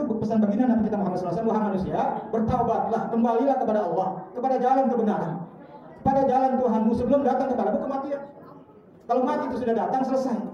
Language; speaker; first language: Indonesian; native; Indonesian